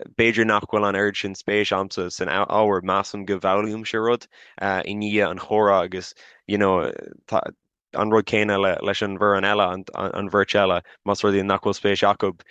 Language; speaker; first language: Irish; non-native, local second language; English